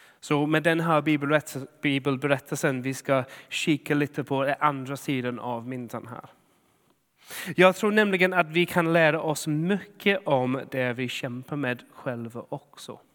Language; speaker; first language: Swedish; non-native, fluent; English